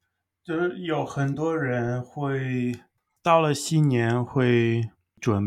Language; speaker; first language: Chinese; non-native, fluent; English